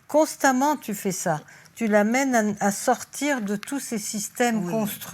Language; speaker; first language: French; native; French